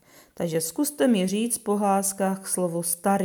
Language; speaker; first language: Czech; native; Czech